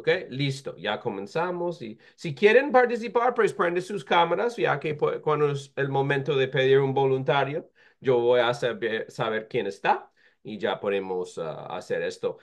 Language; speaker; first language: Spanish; non-native, fluent; English